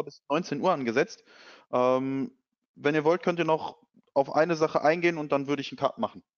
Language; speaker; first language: German; native; German